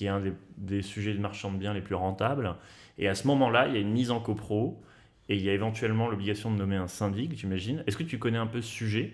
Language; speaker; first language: French; native; French